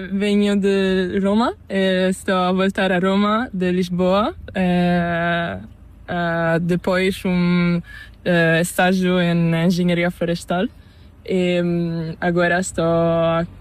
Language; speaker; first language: Spanish; non-native, learner; Italian